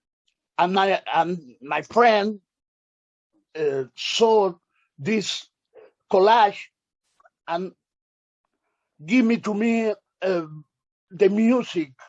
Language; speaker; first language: English; non-native, learner; Spanish